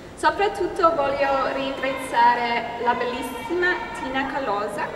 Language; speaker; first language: Italian; non-native, fluent; English